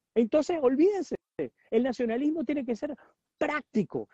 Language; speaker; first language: Spanish; native; Spanish